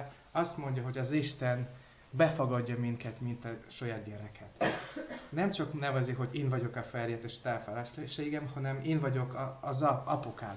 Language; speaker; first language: Hungarian; non-native, learner; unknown